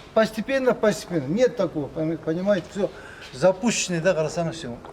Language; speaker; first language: Russian; non-native, local second language; Kyrgyz